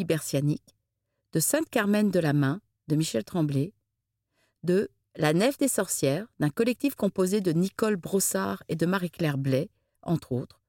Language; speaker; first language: French; native; French